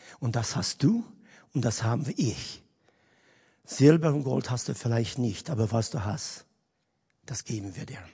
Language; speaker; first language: German; non-native, fluent; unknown